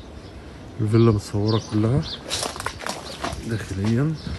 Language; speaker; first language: Arabic; native; Arabic